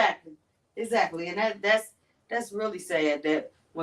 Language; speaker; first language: English; native; English